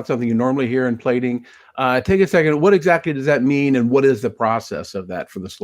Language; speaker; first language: English; native; English